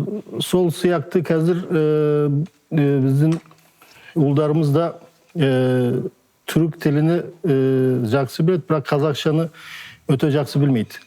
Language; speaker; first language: Kazakh; early bilingual, heritage; Turkish